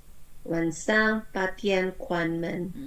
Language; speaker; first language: Chinese; non-native, learner; Indonesian